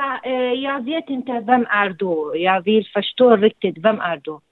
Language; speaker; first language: Swedish; non-native, learner; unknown